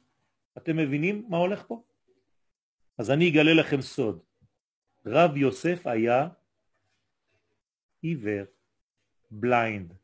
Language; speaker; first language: Hebrew; non-native, fluent; French